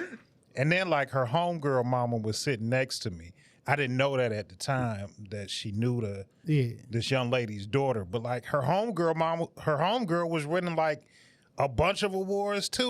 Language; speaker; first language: English; native; English